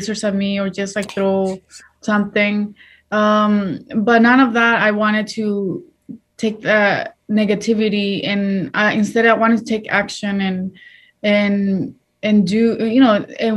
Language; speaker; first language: English; early bilingual, other home language; Spanish